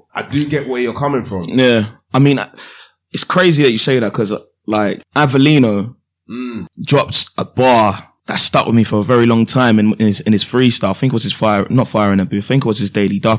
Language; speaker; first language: English; native; English